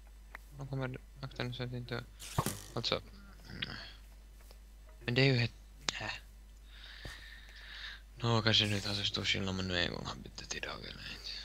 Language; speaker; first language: Swedish; non-native, local second language; Finnish